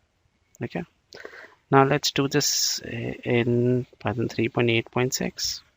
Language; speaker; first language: English; non-native, local second language; Bangla